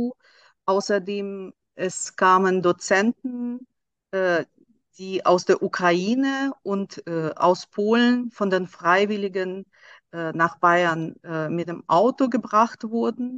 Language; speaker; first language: German; non-native, fluent; Russian